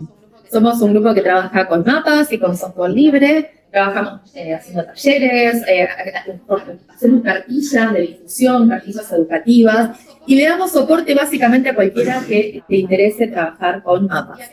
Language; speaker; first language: Spanish; native; Spanish